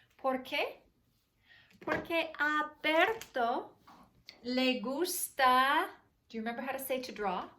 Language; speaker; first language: Spanish; non-native, fluent; English